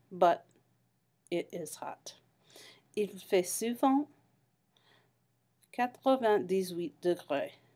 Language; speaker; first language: French; non-native, fluent; English